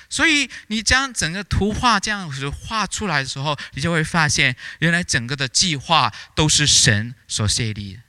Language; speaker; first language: Chinese; native; Chinese